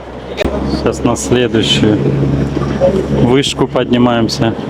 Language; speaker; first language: Russian; native; Russian